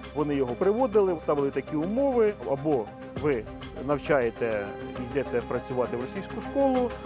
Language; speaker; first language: Ukrainian; native; Ukrainian